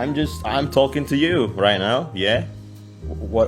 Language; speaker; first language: English; non-native, fluent; Indonesian